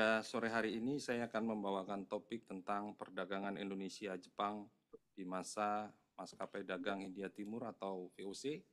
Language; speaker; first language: Indonesian; native; Indonesian